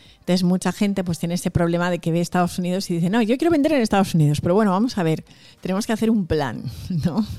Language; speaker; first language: Spanish; early bilingual, other home language; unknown